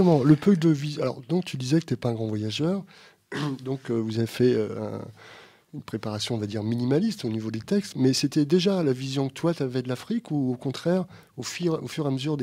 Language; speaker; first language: French; native; French